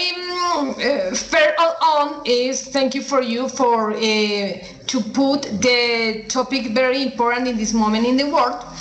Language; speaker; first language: English; non-native, learner; Spanish